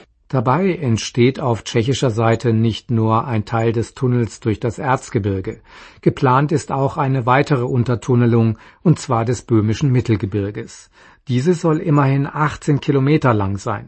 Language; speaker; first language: German; native; German